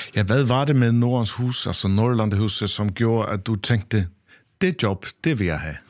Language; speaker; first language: Danish; non-native, local second language; Faroese